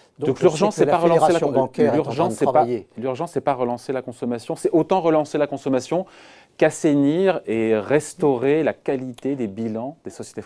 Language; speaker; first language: French; native; French